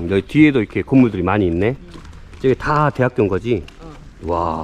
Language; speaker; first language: Korean; native; Korean